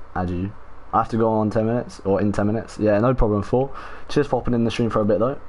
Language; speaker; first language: English; native; English